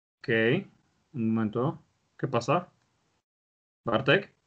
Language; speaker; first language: Spanish; non-native, learner; Polish